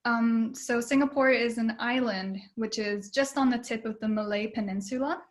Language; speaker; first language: English; early bilingual, other home language; Japanese